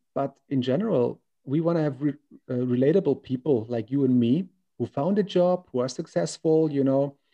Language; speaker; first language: English; non-native, fluent; German